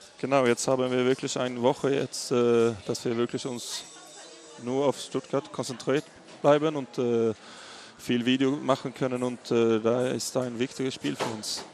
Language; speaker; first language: German; non-native, fluent; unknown